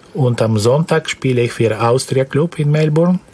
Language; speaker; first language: German; non-native, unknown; Slovenian